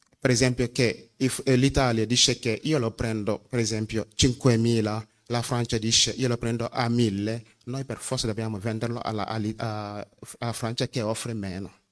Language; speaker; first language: Italian; non-native, fluent; Wolof